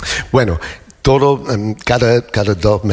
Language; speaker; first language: Spanish; non-native, fluent; English